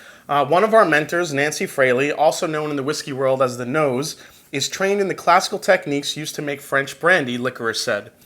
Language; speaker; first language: English; native; English